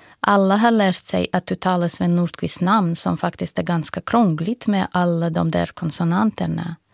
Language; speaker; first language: Swedish; non-native, fluent; Russian